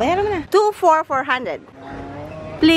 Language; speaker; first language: English; non-native, learner; Filipino